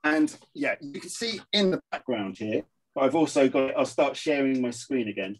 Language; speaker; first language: English; native; English